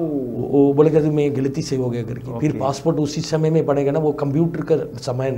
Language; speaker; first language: Hindi; non-native, local second language; Tamil